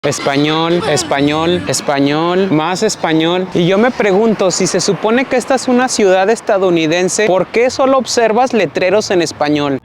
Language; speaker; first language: Spanish; native; Spanish